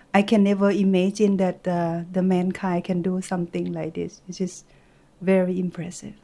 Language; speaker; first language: English; non-native, learner; Thai